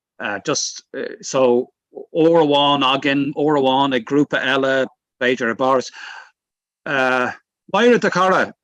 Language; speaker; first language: Irish; non-native, local second language; English